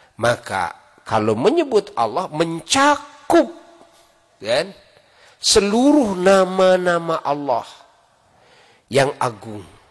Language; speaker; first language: Indonesian; non-native, local second language; Sundanese